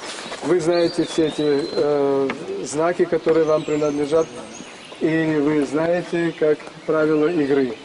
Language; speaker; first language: Russian; native; Russian